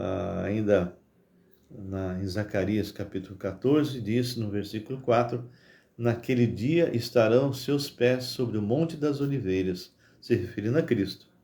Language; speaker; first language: Portuguese; native; Portuguese